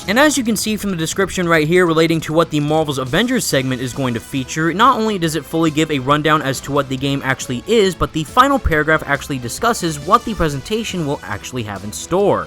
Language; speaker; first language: English; native; English